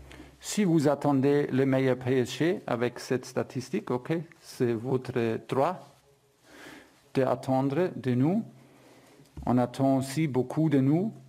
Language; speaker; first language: French; non-native, fluent; German